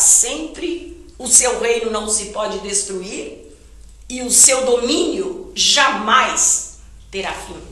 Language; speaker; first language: Portuguese; native; Portuguese